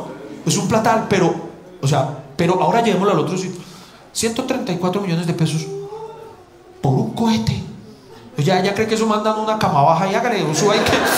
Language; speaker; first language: Spanish; native; Spanish